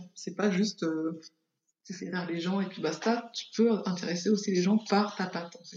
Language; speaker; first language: French; native; French